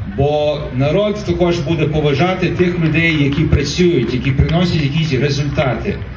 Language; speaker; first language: Ukrainian; early bilingual, heritage; Ukrainian